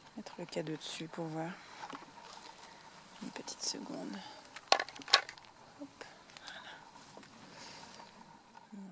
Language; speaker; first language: French; native; French